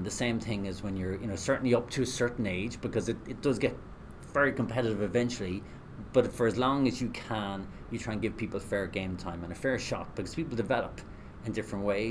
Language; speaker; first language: English; native; English